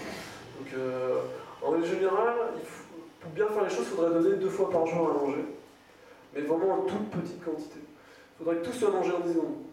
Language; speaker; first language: French; native; French